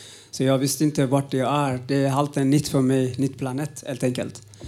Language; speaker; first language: Swedish; non-native, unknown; Uzbek